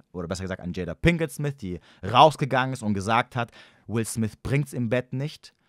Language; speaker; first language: German; native; German